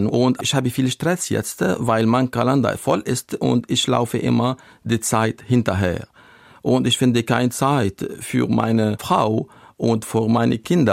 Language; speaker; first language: German; non-native, learner; Arabic